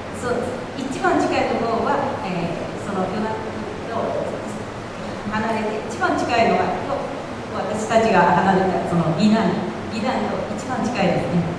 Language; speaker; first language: Japanese; non-native, fluent; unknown